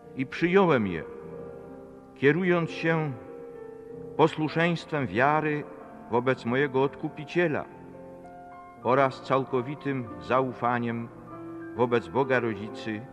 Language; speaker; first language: Polish; native; Polish